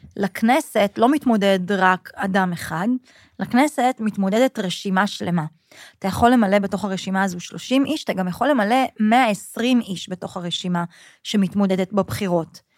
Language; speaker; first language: Hebrew; native; Hebrew